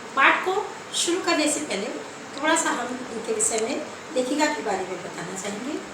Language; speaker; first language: Hindi; native; Hindi